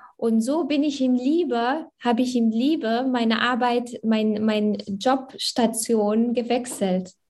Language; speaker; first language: German; early bilingual, other home language; Arabic